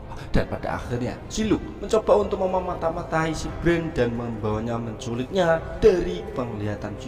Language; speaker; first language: Indonesian; native; Indonesian